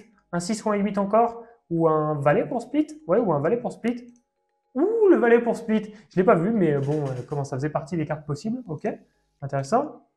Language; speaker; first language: French; native; French